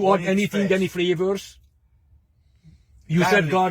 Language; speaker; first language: English; non-native, fluent; Hungarian